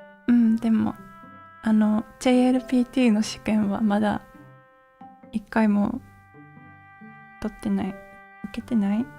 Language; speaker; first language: Japanese; non-native, learner; English